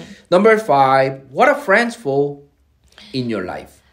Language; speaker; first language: English; non-native, fluent; Korean